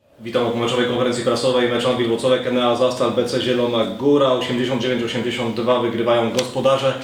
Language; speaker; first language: Polish; native; Polish